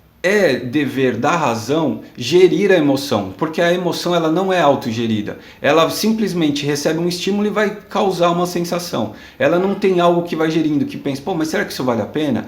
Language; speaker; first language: Portuguese; native; Portuguese